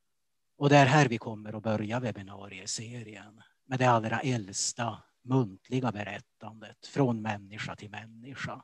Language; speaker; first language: Swedish; native; Swedish